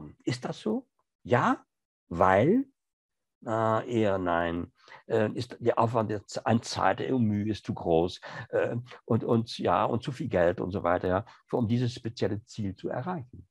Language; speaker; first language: German; non-native, fluent; French